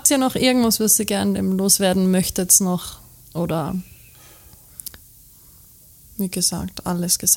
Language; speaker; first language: German; native; German